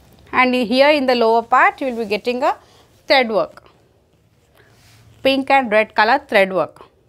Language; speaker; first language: English; non-native, local second language; Telugu